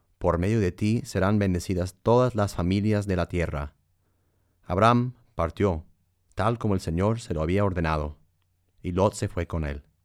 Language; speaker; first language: Spanish; early bilingual, heritage; Spanish